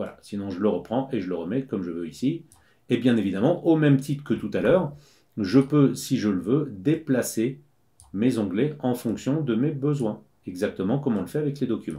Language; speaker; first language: French; native; French